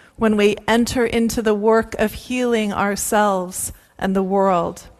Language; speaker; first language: English; native; English